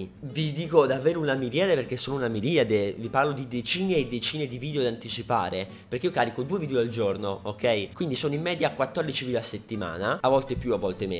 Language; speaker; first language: Italian; native; Italian